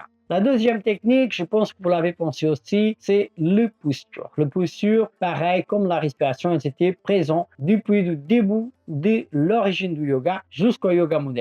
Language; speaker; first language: French; non-native, fluent; Portuguese